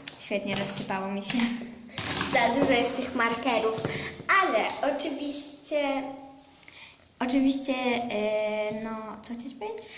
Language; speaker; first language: Polish; early bilingual, heritage; Polish